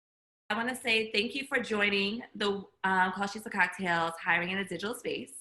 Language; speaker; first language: English; native; English